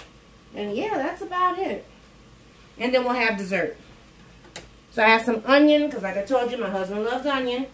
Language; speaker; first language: English; native; English